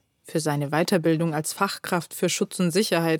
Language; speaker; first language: German; early bilingual, other home language; Turkish